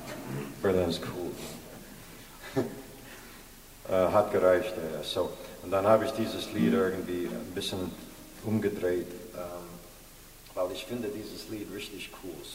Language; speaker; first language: German; non-native, fluent; English